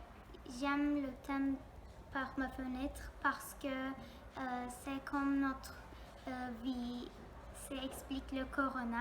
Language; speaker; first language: French; non-native, learner; Turkish